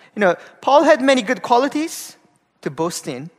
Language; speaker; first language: English; non-native, fluent; Korean